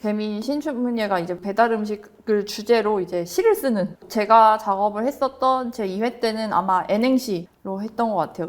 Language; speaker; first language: Korean; native; Korean